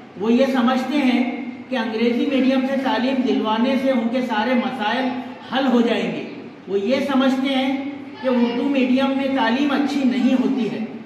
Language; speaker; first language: Urdu; native; Urdu